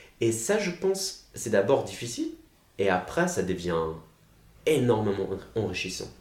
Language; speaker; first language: French; non-native, fluent; German